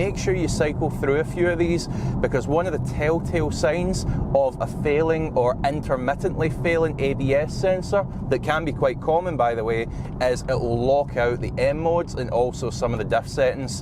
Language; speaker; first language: English; native; English